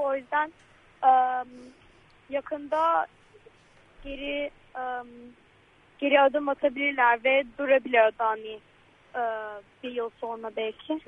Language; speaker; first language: Turkish; early bilingual, heritage; Turkish